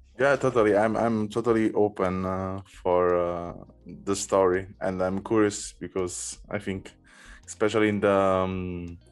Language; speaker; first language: English; non-native, learner; Italian